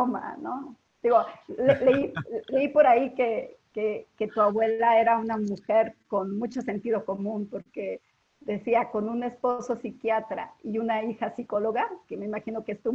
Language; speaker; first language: Spanish; native; Spanish